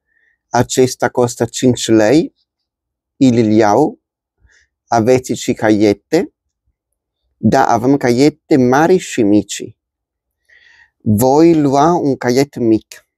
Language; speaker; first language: Romanian; non-native, learner; Spanish